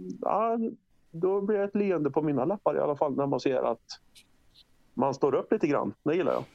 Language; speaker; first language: Swedish; native; Swedish